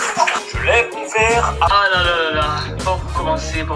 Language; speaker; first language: French; native; French